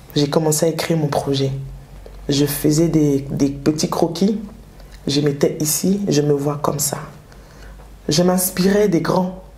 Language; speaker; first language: French; early bilingual, other home language; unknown